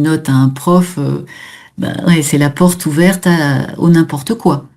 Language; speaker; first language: French; native; French